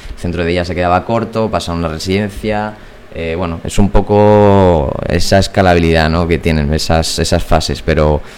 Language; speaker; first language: Spanish; native; Spanish